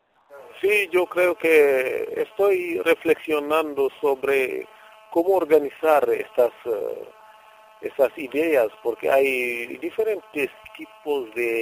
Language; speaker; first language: Spanish; non-native, fluent; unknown